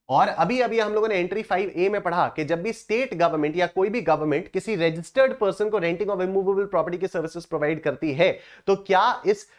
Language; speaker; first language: Hindi; native; Hindi